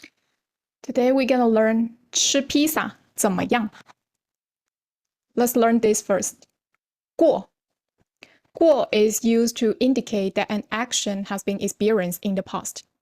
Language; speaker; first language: English; non-native, fluent; Chinese